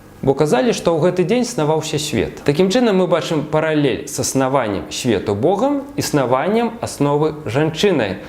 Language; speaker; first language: Belarusian; native; Belarusian